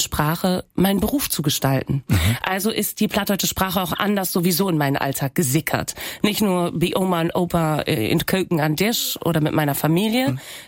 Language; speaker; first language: German; non-native, local second language; Low German